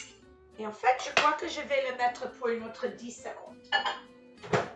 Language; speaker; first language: French; non-native, fluent; English